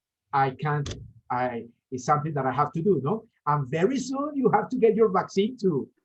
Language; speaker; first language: English; non-native, fluent; Spanish